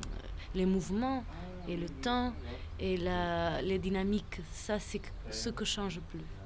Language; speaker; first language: French; non-native, fluent; Portuguese